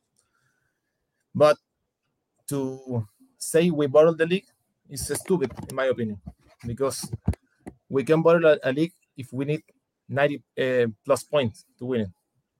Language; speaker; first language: English; non-native, fluent; Spanish